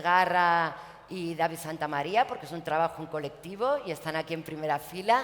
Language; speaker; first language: Spanish; native; Spanish